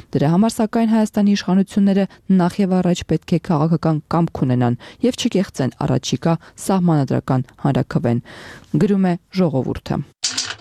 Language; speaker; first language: Armenian; native; Armenian